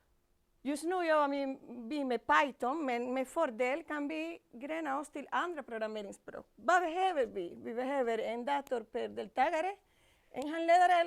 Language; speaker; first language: Swedish; non-native, fluent; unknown